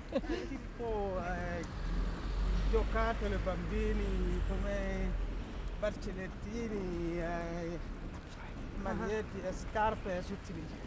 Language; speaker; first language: Italian; non-native, learner; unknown